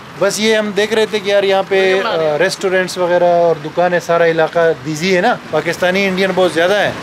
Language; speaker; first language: Urdu; native; Urdu